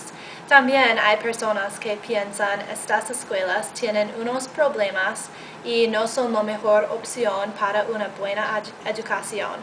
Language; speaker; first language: Spanish; non-native, learner; English